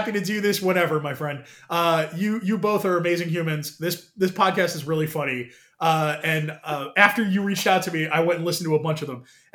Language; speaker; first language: English; native; English